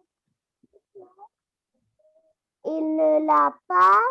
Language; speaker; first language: French; non-native, learner; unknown